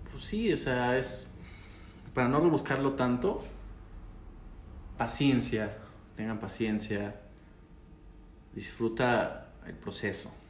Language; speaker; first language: Spanish; native; Spanish